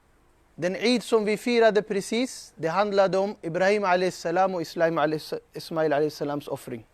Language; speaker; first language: Swedish; non-native, fluent; Urdu